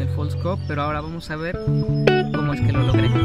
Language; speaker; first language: Spanish; native; Spanish